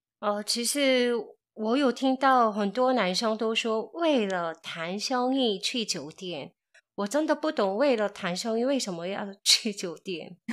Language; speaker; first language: Chinese; non-native, fluent; Korean